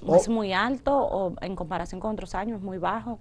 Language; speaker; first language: Spanish; native; Spanish